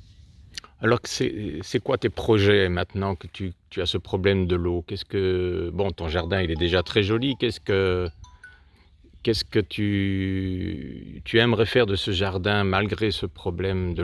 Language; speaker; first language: French; native; French